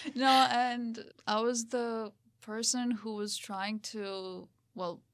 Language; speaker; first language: English; non-native, fluent; Georgian